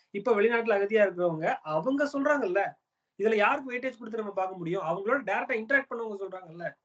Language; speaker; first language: Tamil; native; Tamil